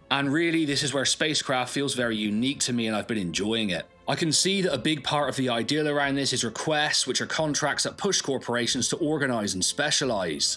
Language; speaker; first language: English; native; English